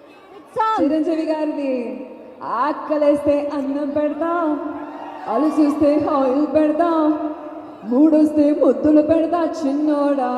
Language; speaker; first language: Telugu; non-native, fluent; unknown